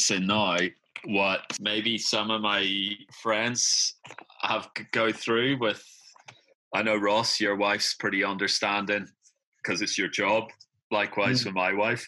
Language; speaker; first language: English; native; English